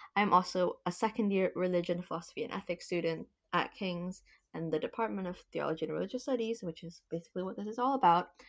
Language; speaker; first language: English; non-native, fluent; Indonesian